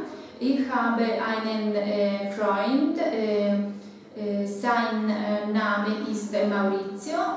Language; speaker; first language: German; non-native, learner; Ukrainian